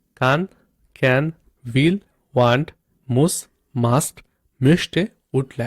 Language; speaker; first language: German; non-native, learner; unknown